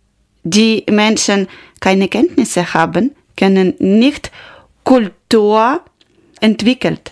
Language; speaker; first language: German; non-native, learner; Ukrainian